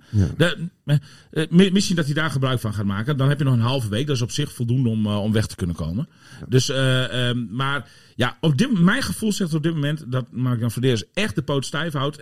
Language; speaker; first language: Dutch; native; Dutch